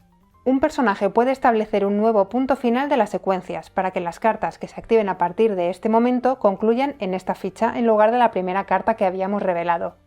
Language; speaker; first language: Spanish; native; Spanish